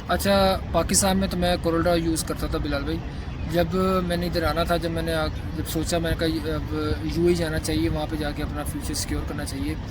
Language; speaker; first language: Urdu; non-native, local second language; Punjabi